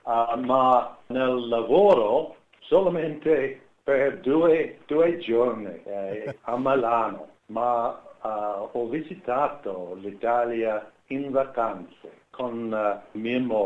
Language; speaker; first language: Italian; non-native, learner; English